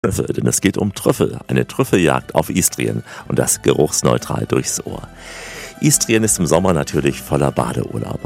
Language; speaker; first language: German; native; German